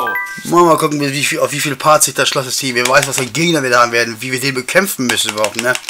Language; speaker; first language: German; native; German